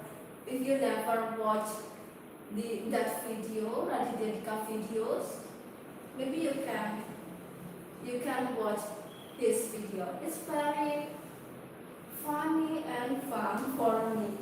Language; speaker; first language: English; non-native, learner; Indonesian